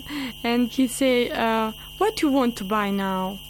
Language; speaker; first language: English; non-native, learner; Bosnian